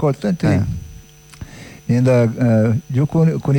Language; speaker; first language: Italian; non-native, learner; Portuguese